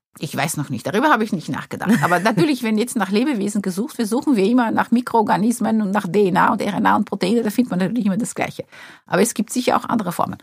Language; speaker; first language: German; non-native, fluent; Portuguese